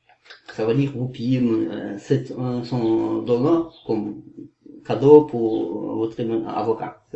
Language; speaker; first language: French; non-native, learner; Kazakh